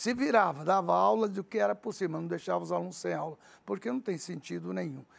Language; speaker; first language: Portuguese; early bilingual, other home language; Arabic